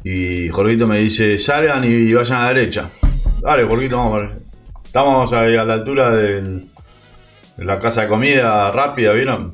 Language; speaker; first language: Spanish; native; Spanish